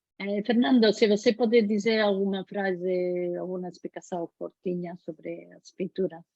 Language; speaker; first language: Portuguese; non-native, fluent; Spanish